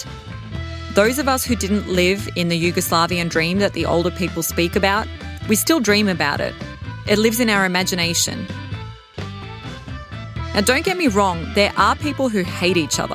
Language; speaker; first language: English; native; English